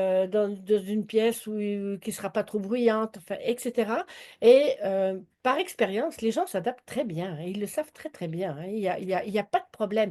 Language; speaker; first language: French; native; French